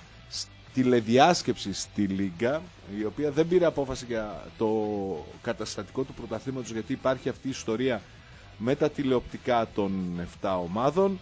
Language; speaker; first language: Greek; native; Greek